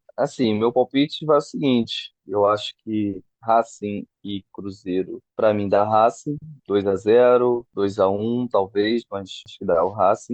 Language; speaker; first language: Portuguese; native; Portuguese